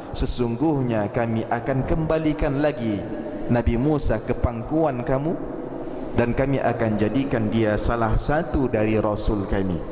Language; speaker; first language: Malay; native; Malay